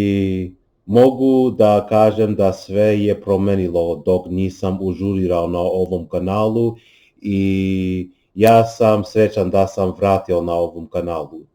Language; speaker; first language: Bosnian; non-native, learner; English